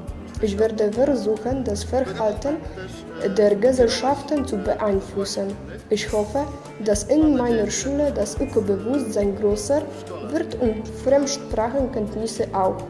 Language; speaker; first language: German; non-native, learner; Polish